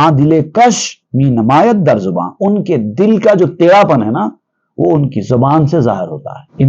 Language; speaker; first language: Urdu; native; Urdu